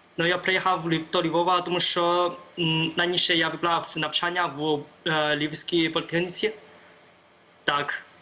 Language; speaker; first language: Ukrainian; non-native, learner; Chinese